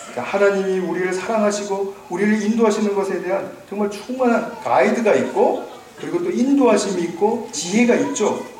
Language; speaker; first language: Korean; native; Korean